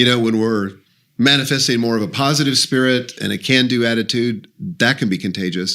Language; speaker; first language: English; native; English